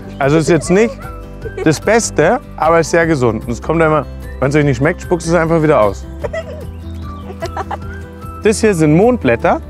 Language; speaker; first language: German; native; German